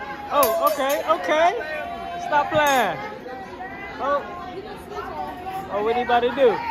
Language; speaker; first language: English; native; English